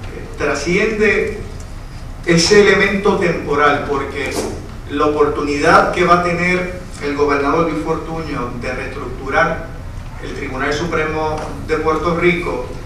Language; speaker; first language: Spanish; native; Spanish